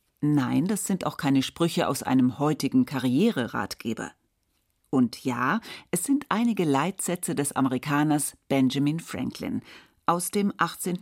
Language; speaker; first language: German; native; German